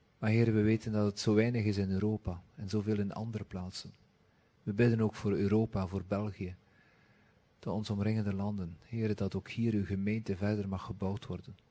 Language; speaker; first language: Dutch; native; Dutch